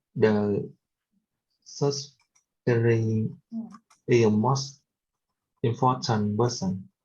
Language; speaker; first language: English; non-native, learner; Vietnamese